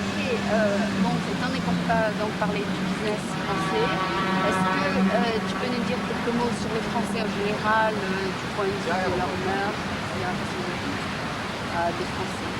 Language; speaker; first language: French; native; French